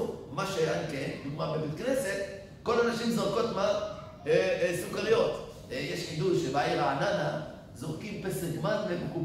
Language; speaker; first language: Hebrew; native; Hebrew